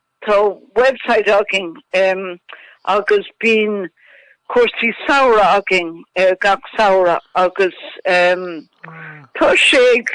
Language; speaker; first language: Irish; non-native, local second language; English